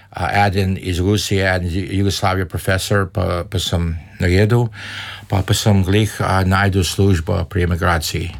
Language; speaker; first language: Slovenian; early bilingual, heritage; Slovenian